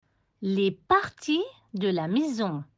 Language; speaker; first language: French; non-native, fluent; Spanish